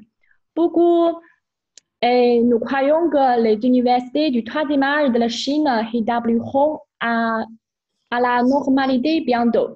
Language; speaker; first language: French; non-native, fluent; Chinese